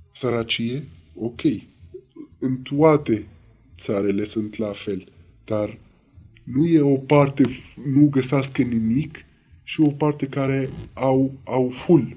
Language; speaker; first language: Romanian; non-native, learner; Arabic